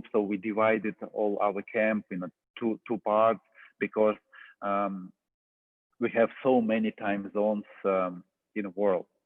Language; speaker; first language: English; non-native, fluent; Russian